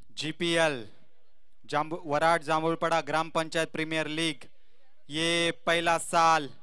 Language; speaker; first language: Hindi; non-native, local second language; Marathi